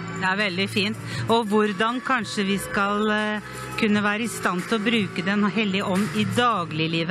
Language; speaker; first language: Norwegian; native; Norwegian